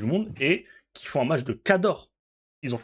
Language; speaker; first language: French; native; French